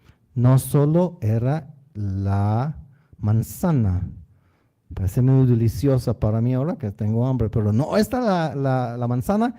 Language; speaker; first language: Spanish; non-native, learner; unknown